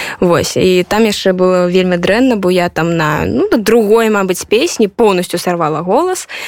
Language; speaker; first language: Belarusian; non-native, local second language; Russian